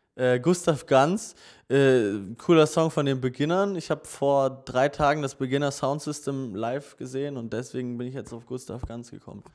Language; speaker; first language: German; native; German